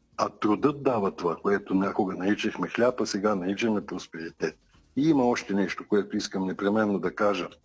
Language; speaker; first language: Bulgarian; native; Bulgarian